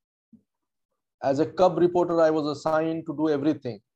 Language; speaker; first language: English; non-native, local second language; Marathi